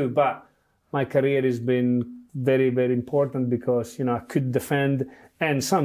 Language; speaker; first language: English; non-native, fluent; Italian